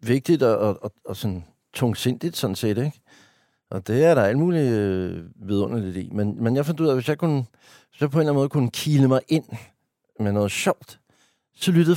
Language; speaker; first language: Danish; native; Danish